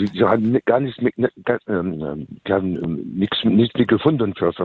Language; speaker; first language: German; non-native, learner; French